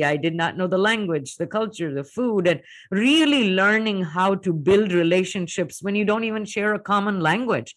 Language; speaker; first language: English; non-native, local second language; Hindi